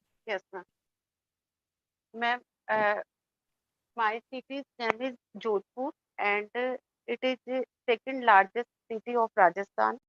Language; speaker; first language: English; non-native, learner; Hindi